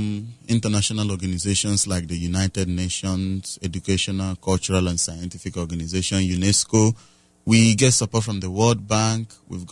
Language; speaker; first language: English; non-native, local second language; Igbo